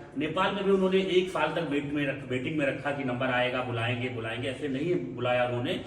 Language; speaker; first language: Hindi; native; Hindi